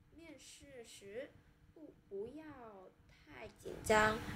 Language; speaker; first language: Chinese; non-native, learner; Vietnamese